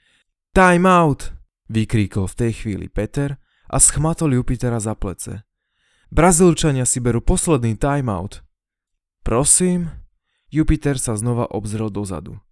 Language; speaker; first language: Slovak; native; Slovak